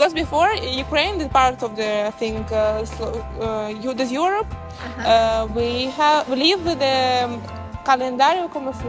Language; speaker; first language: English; non-native, learner; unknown